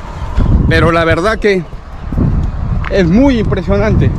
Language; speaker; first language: Spanish; native; Spanish